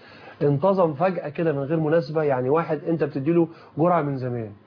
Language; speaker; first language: Arabic; native; Arabic